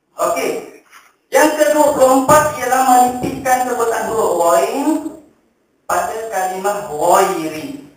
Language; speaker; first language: Malay; native; Malay